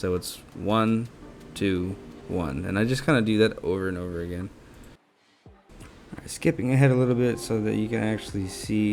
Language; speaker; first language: English; native; English